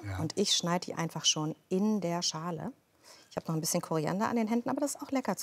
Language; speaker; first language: German; native; German